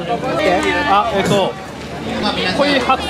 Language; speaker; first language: Chinese; non-native, fluent; Japanese